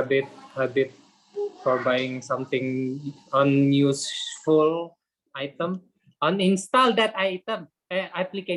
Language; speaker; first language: English; non-native, learner; Indonesian